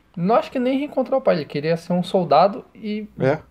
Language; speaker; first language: Portuguese; native; Portuguese